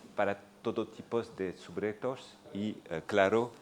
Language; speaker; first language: Spanish; non-native, learner; French